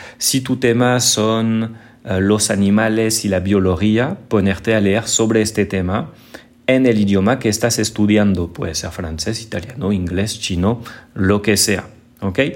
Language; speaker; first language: Spanish; non-native, fluent; French